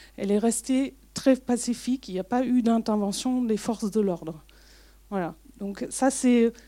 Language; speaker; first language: French; non-native, fluent; German